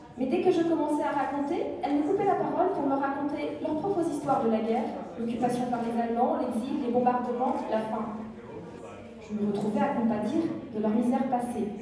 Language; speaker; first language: French; non-native, local second language; Kinyarwanda